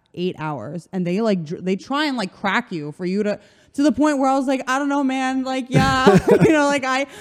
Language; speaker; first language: English; early bilingual, other home language; Slovenian